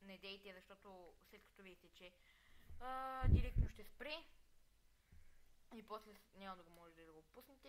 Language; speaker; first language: Bulgarian; native; Bulgarian